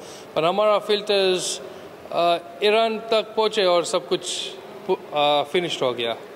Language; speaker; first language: Hindi; early bilingual, heritage; Hindi